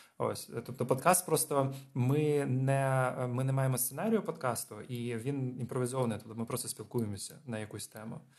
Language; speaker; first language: Ukrainian; non-native, local second language; Russian